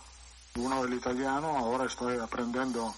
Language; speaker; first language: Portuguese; non-native, learner; Italian